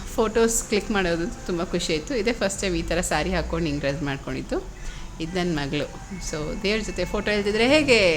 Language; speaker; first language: Kannada; non-native, local second language; Malayalam